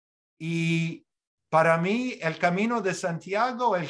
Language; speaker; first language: Spanish; non-native, fluent; English